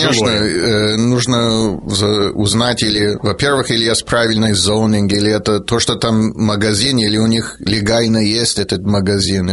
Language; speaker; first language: Russian; early bilingual, heritage; Russian